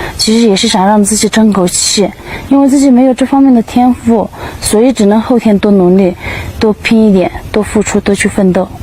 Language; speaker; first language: Chinese; non-native, local second language; Tibetan